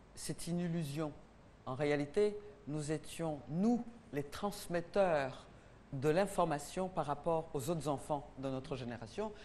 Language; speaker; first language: French; non-native, local second language; Rundi